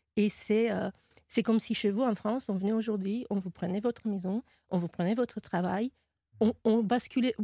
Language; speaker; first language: French; non-native, fluent; Romanian